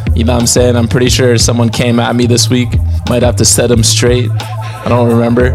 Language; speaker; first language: English; native; English